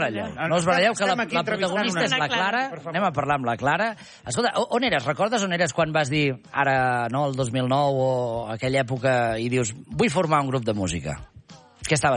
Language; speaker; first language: Catalan; native; Catalan